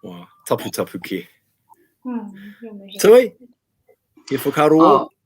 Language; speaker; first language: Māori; non-native, local second language; English